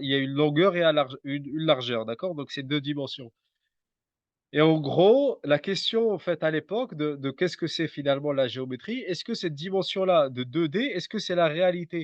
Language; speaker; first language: French; native; French